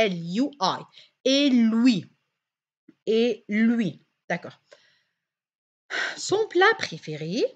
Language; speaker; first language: French; non-native, fluent; Arabic